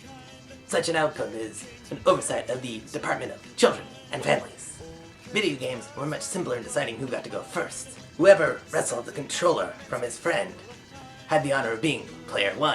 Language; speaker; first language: English; native; English